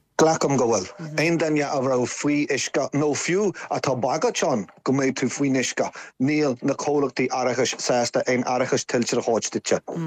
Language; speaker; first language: Irish; non-native, local second language; English